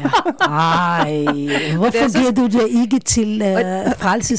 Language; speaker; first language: Danish; non-native, fluent; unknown